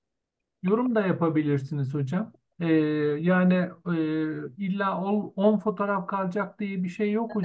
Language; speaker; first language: Turkish; native; Turkish